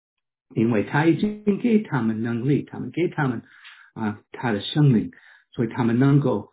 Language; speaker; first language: Chinese; non-native, fluent; English